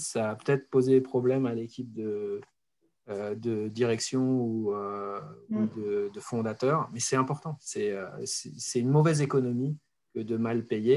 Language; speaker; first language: French; native; French